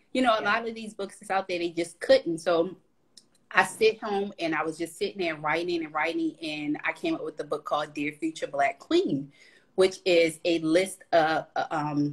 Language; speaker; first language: English; native; English